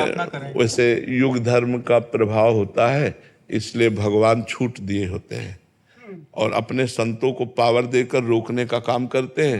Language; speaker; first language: Hindi; native; Hindi